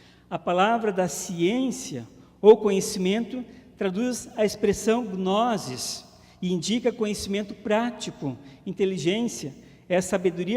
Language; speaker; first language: Portuguese; native; Portuguese